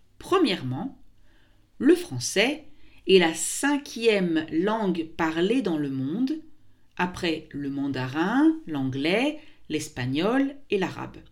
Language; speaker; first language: French; native; French